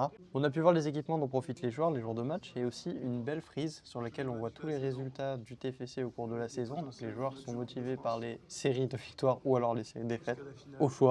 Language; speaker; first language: French; native; French